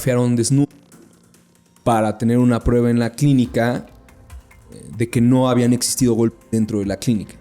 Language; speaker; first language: Spanish; native; Spanish